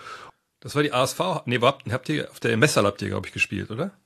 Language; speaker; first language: German; native; German